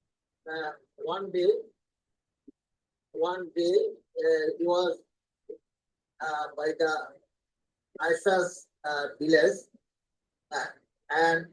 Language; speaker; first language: English; non-native, learner; Bangla